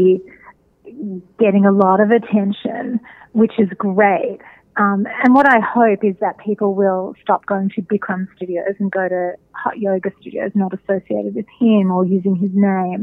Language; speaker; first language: English; native; English